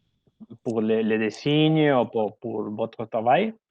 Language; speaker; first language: French; non-native, learner; Spanish